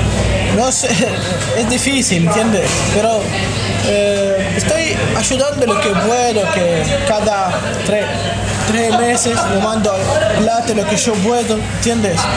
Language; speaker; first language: Spanish; non-native, learner; Arabic